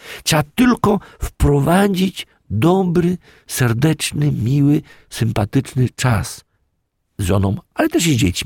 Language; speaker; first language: Polish; native; Polish